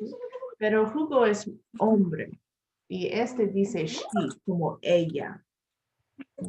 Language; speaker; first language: Spanish; non-native, learner; English